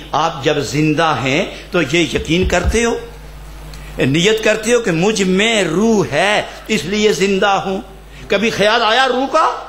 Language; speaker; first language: Urdu; non-native, local second language; Punjabi